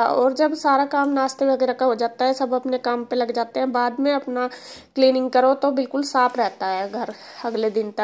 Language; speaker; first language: Hindi; native; Hindi